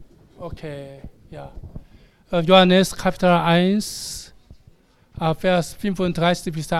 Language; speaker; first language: German; non-native, fluent; Korean